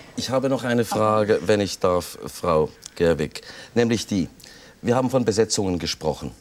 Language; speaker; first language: German; native; German